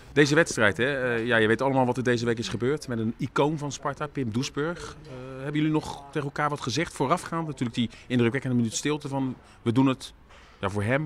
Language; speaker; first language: Dutch; native; Dutch